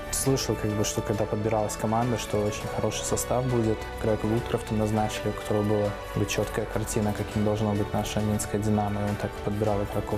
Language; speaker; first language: Russian; native; Russian